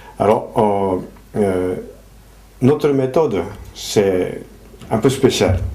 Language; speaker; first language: French; non-native, fluent; Japanese